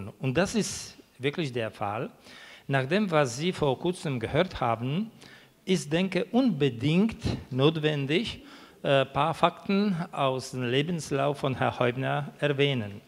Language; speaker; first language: German; non-native, fluent; Polish